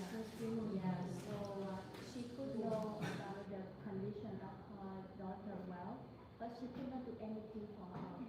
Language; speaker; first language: English; non-native, learner; Vietnamese